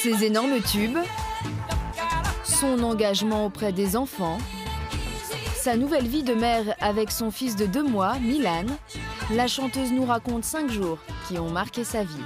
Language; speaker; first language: French; native; French